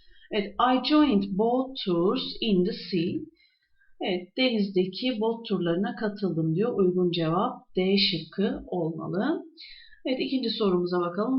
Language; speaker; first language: English; non-native, fluent; Turkish